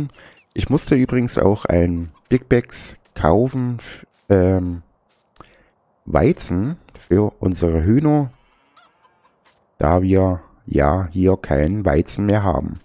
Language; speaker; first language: German; native; German